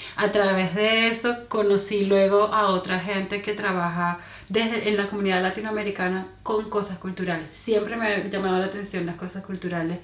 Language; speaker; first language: Spanish; native; Spanish